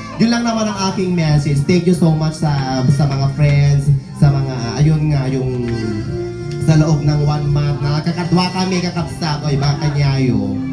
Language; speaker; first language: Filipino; non-native, local second language; Iloko